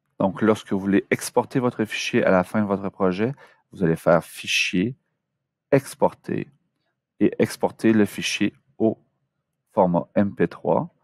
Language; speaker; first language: French; native; French